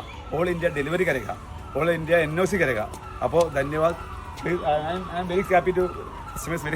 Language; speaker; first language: Hindi; non-native, local second language; Malayalam